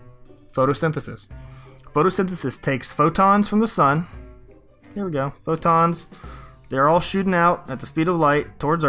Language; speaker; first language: English; native; English